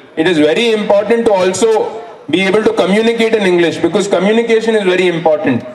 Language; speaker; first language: English; non-native, local second language; Kannada